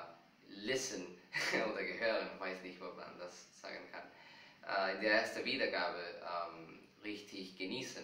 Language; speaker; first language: German; non-native, fluent; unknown